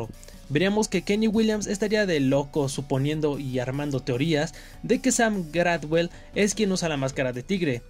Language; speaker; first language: Spanish; native; Spanish